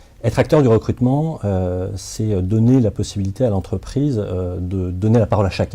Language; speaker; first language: French; native; French